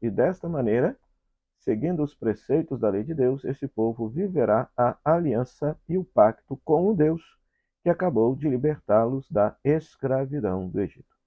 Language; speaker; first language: Portuguese; native; Portuguese